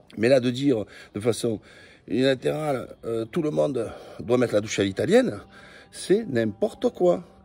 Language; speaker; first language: French; native; French